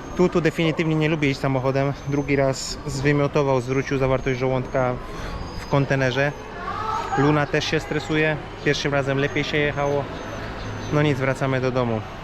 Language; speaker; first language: Polish; native; Polish